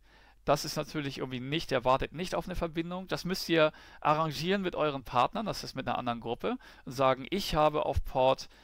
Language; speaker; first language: German; native; German